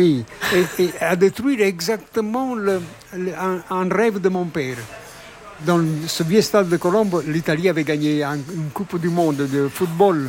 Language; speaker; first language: French; non-native, fluent; Italian